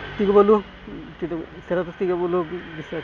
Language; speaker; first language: Indonesian; non-native, learner; Bangla